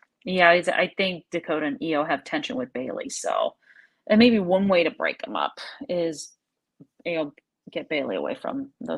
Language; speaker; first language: English; native; English